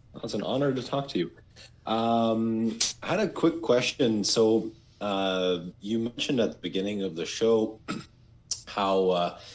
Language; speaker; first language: English; early bilingual, other home language; Persian